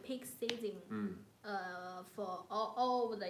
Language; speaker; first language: English; non-native, learner; Chinese